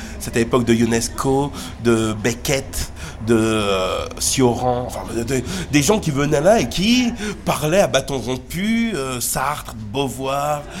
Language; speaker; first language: French; native; French